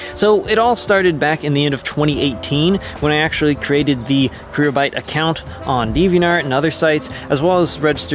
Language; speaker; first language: English; native; English